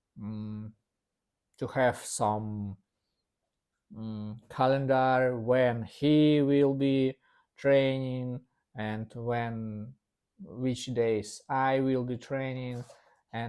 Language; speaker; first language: English; non-native, learner; Russian